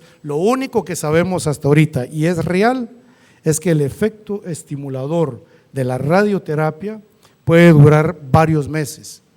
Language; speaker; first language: Spanish; native; Spanish